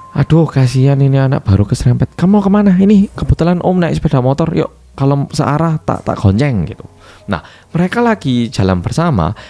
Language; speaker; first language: Indonesian; non-native, fluent; Korean